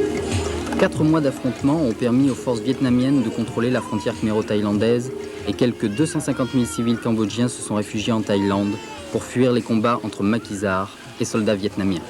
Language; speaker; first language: French; native; French